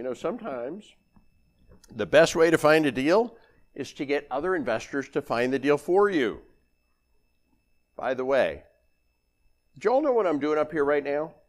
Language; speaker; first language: English; native; English